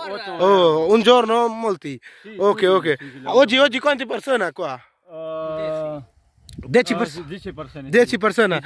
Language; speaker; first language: Italian; non-native, learner; Bangla